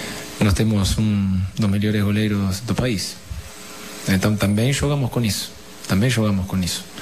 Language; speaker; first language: Portuguese; non-native, learner; Spanish